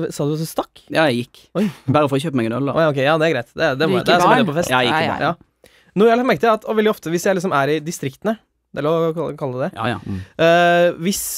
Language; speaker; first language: Norwegian; native; Norwegian